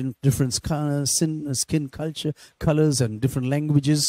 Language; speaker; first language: English; non-native, local second language; Tamil